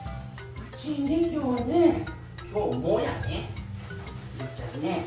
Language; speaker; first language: Japanese; native; Japanese